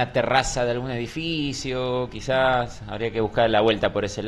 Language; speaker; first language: Spanish; native; Spanish